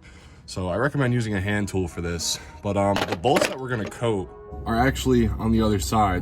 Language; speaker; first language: English; native; English